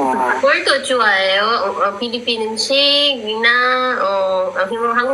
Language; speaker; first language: Korean; non-native, learner; Filipino